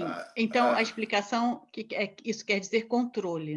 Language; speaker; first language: Portuguese; native; Portuguese